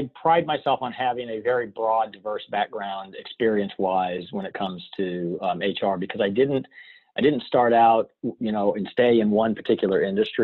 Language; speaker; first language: English; native; English